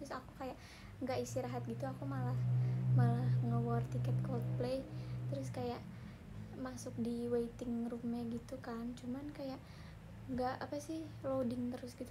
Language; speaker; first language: Indonesian; native; Indonesian